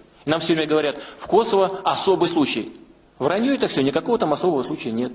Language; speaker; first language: Russian; native; Russian